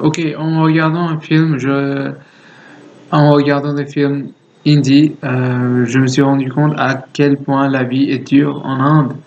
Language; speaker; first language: French; non-native, learner; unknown